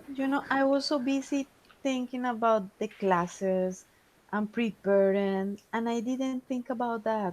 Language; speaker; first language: English; non-native, fluent; Spanish